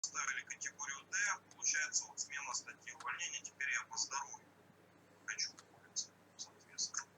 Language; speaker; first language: Russian; native; Russian